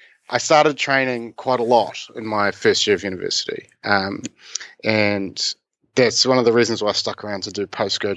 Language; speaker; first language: English; native; English